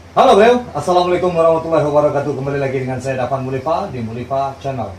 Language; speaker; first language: Indonesian; non-native, local second language; Minangkabau